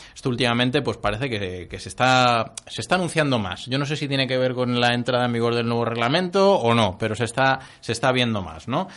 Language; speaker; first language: Spanish; native; Spanish